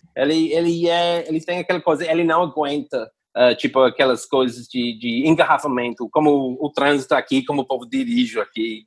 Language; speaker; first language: Portuguese; non-native, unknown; English